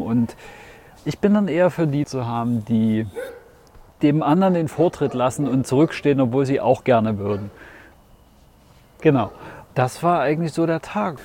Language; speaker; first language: German; native; German